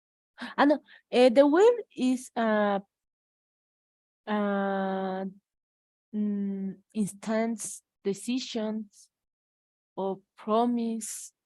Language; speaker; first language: English; non-native, learner; Spanish